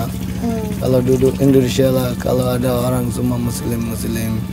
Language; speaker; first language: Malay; non-native, learner; Rohingya